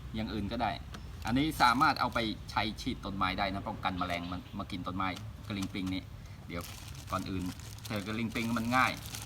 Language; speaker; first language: Thai; native; Thai